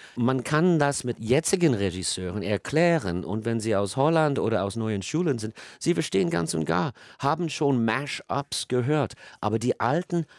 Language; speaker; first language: German; non-native, fluent; English